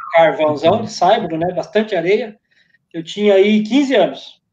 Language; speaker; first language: Portuguese; native; Portuguese